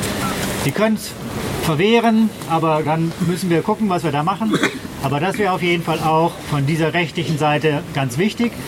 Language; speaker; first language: German; native; German